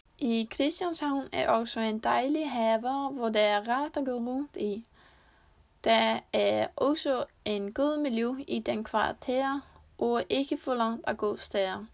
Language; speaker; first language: Danish; non-native, learner; Icelandic